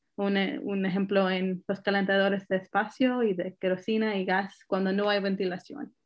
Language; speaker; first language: Spanish; early bilingual, heritage; Spanish